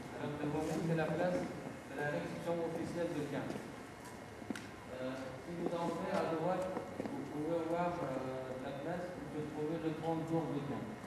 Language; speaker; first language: French; non-native, fluent; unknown